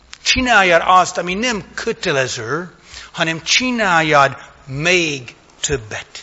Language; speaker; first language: Hungarian; non-native, fluent; English